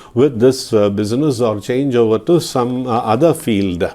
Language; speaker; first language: English; non-native, local second language; Malayalam